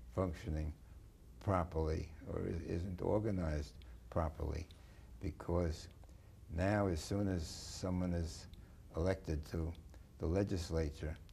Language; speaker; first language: English; native; English